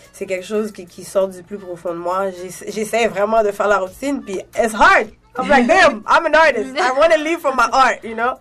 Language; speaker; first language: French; early bilingual, other home language; Haitian Creole